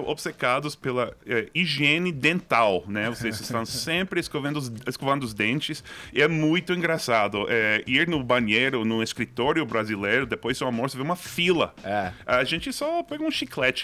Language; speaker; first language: Portuguese; non-native, fluent; English